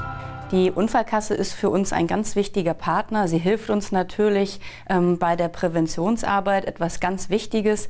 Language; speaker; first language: German; native; German